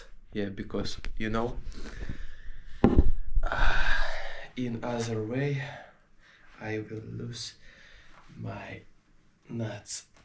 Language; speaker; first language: English; non-native, fluent; Russian